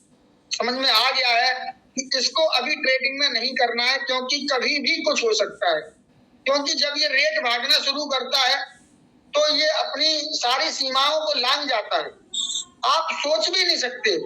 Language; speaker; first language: Hindi; native; Hindi